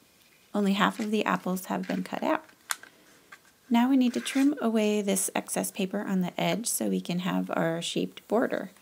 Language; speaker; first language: English; native; English